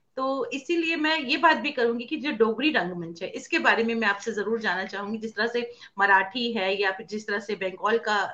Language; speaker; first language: Hindi; native; Hindi